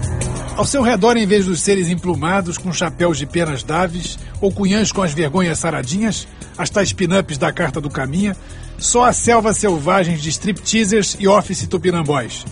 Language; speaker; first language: Portuguese; native; Portuguese